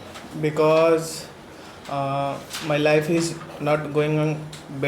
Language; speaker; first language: English; non-native, learner; Hindi